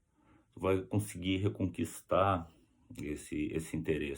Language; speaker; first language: Portuguese; native; Portuguese